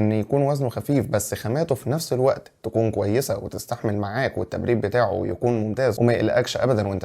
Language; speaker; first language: Arabic; native; Arabic